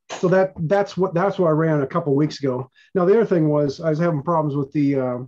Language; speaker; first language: English; native; English